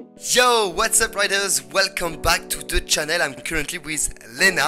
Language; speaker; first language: English; non-native, fluent; French